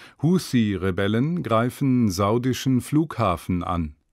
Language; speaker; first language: German; native; German